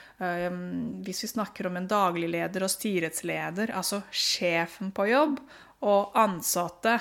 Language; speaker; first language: Norwegian; non-native, fluent; Romanian